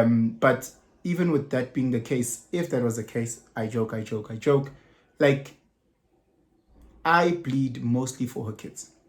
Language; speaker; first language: English; non-native, local second language; Zulu